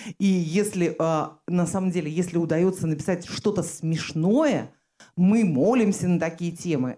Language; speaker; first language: Russian; native; Russian